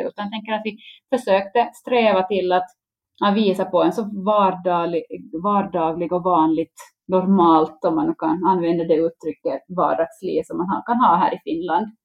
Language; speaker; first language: Swedish; native; Swedish